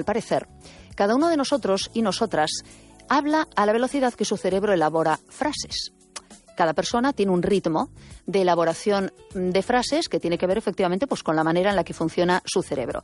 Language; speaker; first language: Spanish; native; Spanish